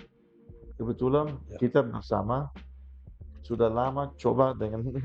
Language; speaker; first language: Indonesian; non-native, fluent; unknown